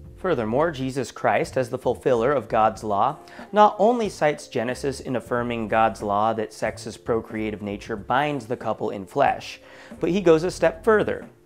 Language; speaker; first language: English; native; English